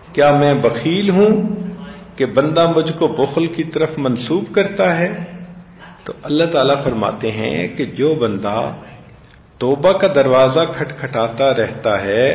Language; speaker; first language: Urdu; non-native, local second language; Punjabi